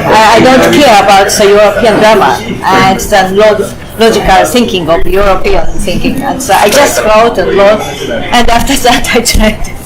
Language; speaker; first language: English; non-native, fluent; Japanese